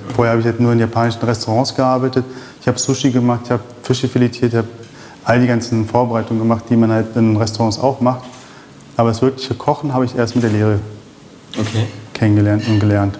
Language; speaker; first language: German; early bilingual, other home language; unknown